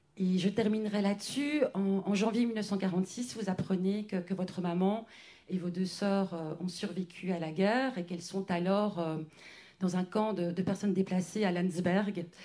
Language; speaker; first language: French; native; French